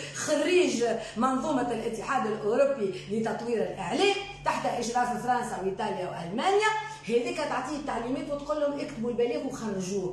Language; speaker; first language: Arabic; native; Arabic